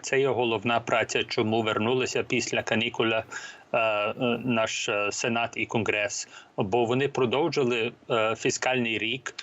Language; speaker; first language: Ukrainian; early bilingual, heritage; Ukrainian